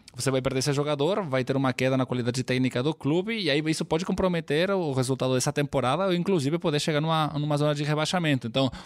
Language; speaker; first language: Portuguese; non-native, fluent; Catalan